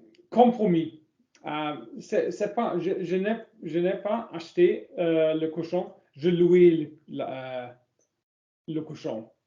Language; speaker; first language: French; non-native, learner; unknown